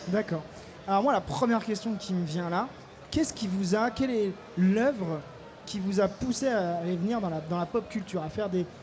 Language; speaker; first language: French; native; French